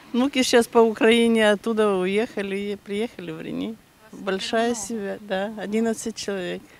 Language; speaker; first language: Russian; native; Russian